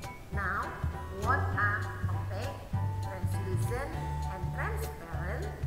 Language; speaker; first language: English; non-native, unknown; Indonesian